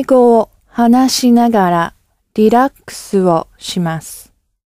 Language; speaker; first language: Japanese; non-native, learner; English